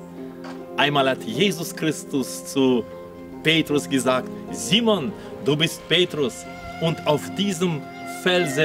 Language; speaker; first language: German; non-native, fluent; Russian